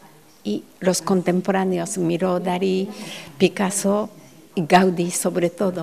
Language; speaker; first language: Spanish; non-native, fluent; Japanese